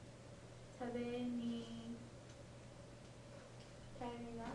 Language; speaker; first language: Japanese; non-native, learner; English